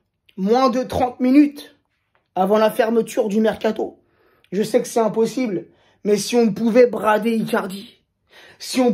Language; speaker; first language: French; native; French